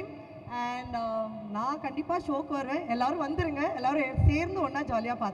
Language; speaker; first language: Tamil; native; Tamil